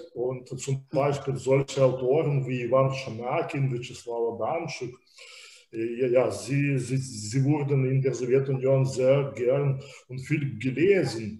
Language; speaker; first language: German; non-native, fluent; Belarusian